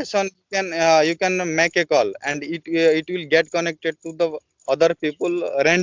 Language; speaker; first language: English; non-native, learner; Odia